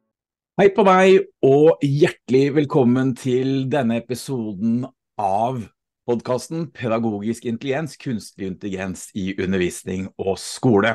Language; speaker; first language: Norwegian; native; Norwegian